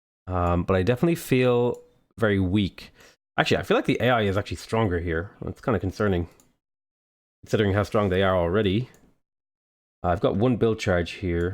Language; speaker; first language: English; native; English